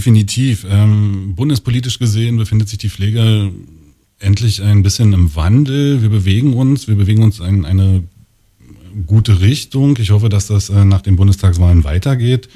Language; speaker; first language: German; native; German